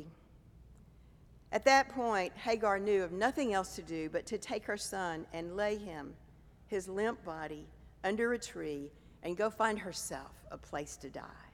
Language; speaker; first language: English; native; English